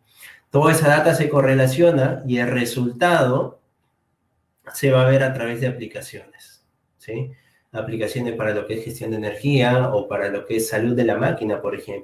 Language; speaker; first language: Spanish; native; Spanish